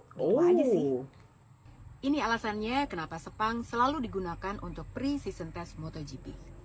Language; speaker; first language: Indonesian; native; Indonesian